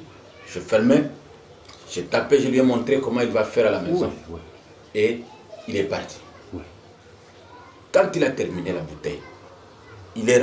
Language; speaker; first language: French; non-native, local second language; Swahili